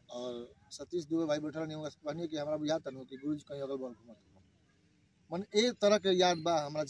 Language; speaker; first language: Bhojpuri; native; Bhojpuri